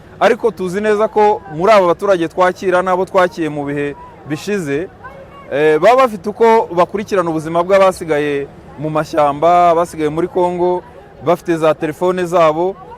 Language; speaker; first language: Kinyarwanda; native; Kinyarwanda